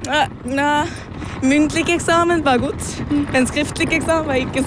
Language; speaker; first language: Norwegian; non-native, learner; German